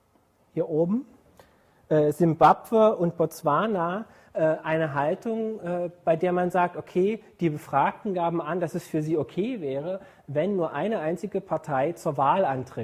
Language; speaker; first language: German; native; German